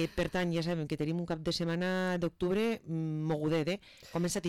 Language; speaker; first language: Catalan; native; Catalan